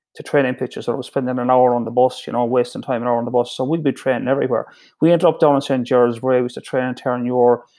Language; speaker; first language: English; native; English